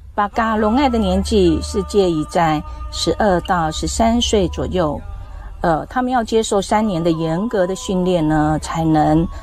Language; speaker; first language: Chinese; native; Chinese